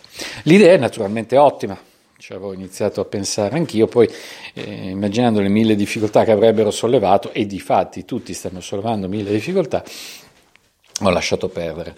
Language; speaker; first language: Italian; native; Italian